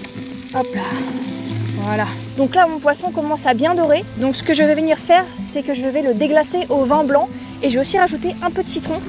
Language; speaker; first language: French; native; French